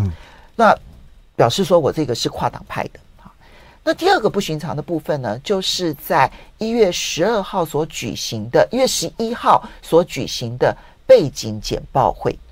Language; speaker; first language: Chinese; native; Chinese